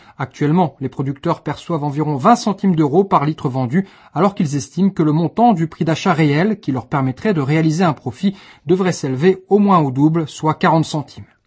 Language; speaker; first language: French; native; French